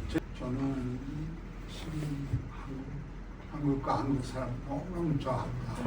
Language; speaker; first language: Korean; non-native, learner; Japanese